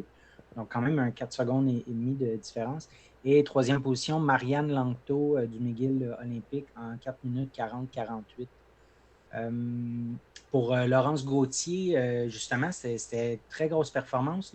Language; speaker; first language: French; native; French